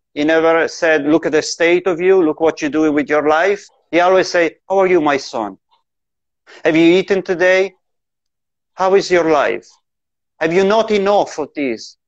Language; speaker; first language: English; non-native, fluent; Italian